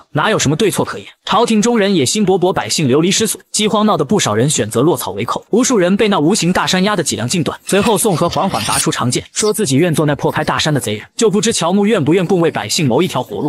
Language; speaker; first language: Chinese; native; Chinese